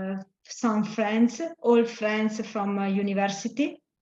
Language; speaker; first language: English; non-native, learner; Italian